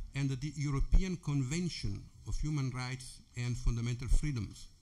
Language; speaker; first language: English; non-native, fluent; Italian